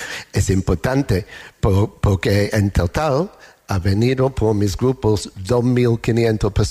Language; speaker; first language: Spanish; non-native, learner; English